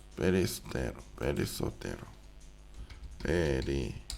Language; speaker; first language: Greek; non-native, learner; Korean